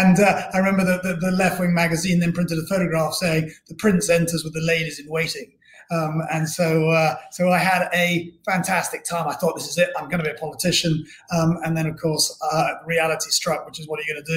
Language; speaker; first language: English; native; English